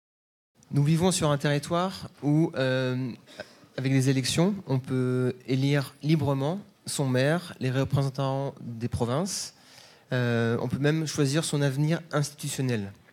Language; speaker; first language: French; native; French